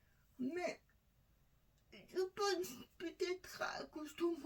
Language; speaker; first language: French; non-native, learner; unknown